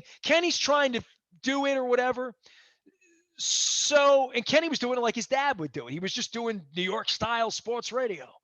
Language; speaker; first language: English; native; English